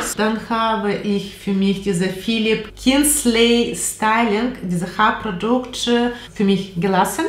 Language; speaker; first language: German; non-native, learner; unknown